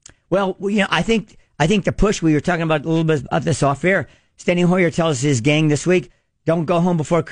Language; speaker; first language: English; native; English